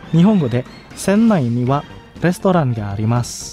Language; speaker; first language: Japanese; non-native, fluent; Indonesian